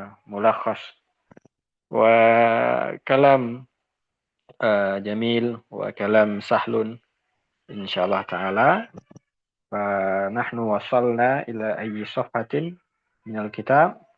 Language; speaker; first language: Arabic; non-native, fluent; Indonesian